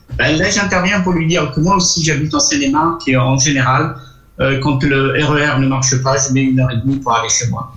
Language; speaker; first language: French; non-native, local second language; Arabic